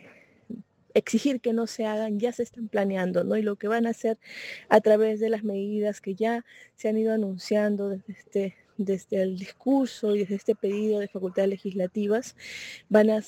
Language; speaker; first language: Spanish; native; Spanish